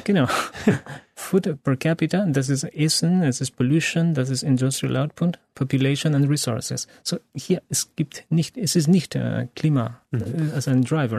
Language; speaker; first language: German; non-native, fluent; Spanish